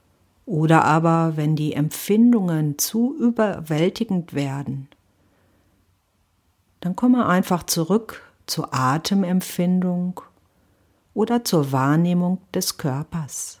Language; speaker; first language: German; native; German